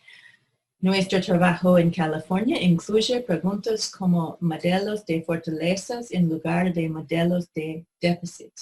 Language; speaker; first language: Spanish; non-native, fluent; English